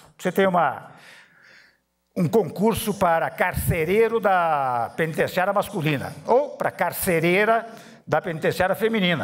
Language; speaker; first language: Portuguese; native; Portuguese